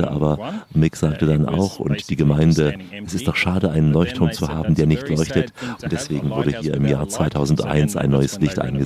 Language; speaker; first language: German; native; German